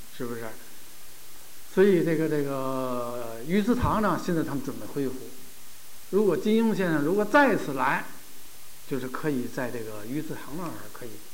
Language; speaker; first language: Chinese; native; Chinese